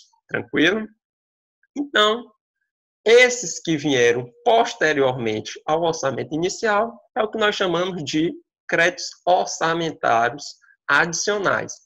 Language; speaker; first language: Portuguese; native; Portuguese